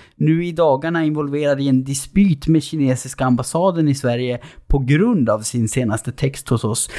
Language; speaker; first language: Swedish; native; Swedish